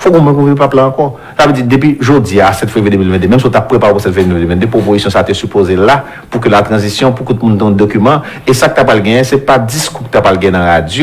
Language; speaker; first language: French; non-native, local second language; Haitian Creole